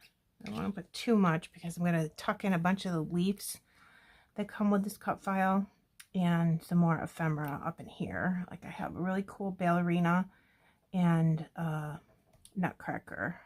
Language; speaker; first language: English; native; English